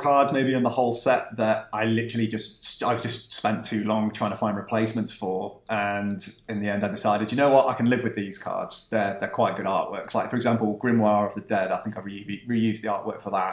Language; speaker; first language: English; native; English